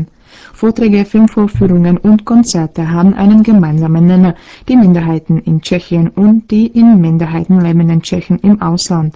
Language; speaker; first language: German; native; German